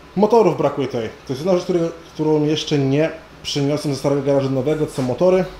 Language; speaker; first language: Polish; early bilingual, other home language; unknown